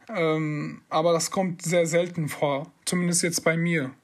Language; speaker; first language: German; non-native, fluent; Arabic